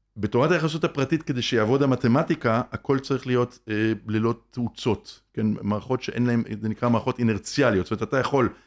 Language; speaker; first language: Hebrew; native; Hebrew